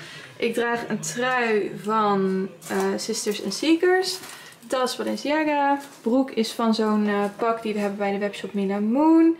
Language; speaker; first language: Dutch; native; Dutch